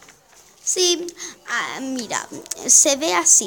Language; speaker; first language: Spanish; non-native, learner; German